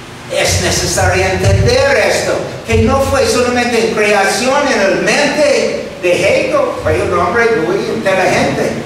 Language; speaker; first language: Spanish; non-native, fluent; English